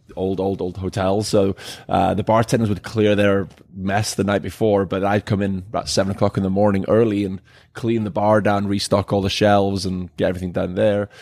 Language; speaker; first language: English; native; English